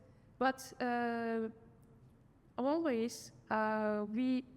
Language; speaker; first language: English; non-native, learner; Turkish